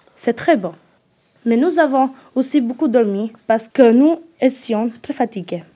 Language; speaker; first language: French; non-native, learner; Albanian